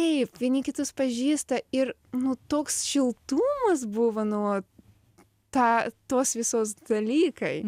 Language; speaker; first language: Lithuanian; non-native, learner; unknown